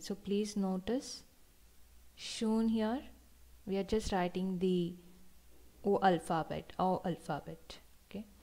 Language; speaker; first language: English; non-native, local second language; Hindi